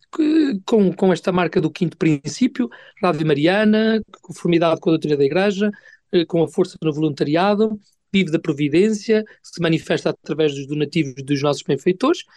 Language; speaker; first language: Portuguese; native; Portuguese